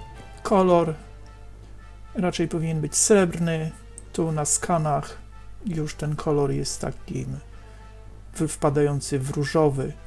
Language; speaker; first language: Polish; native; Polish